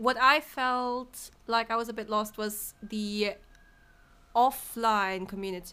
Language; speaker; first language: English; non-native, fluent; German